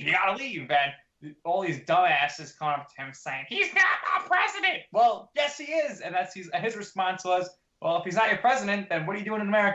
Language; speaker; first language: English; native; English